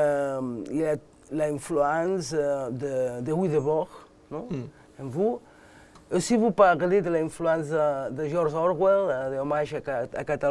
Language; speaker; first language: French; non-native, learner; Catalan